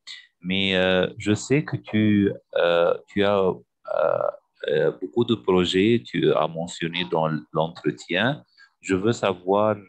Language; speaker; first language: French; non-native, fluent; Arabic